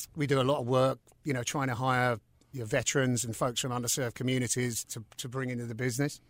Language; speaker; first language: English; native; English